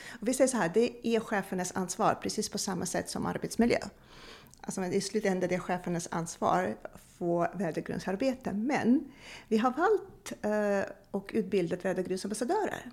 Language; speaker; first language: Swedish; non-native, fluent; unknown